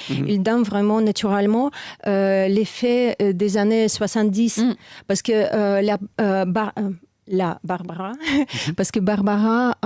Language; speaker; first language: French; non-native, fluent; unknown